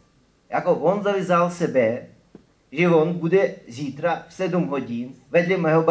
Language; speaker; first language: Czech; non-native, fluent; Ukrainian